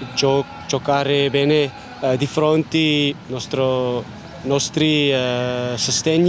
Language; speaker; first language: Italian; non-native, learner; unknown